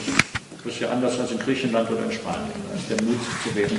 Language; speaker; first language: German; native; German